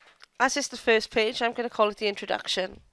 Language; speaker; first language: English; native; English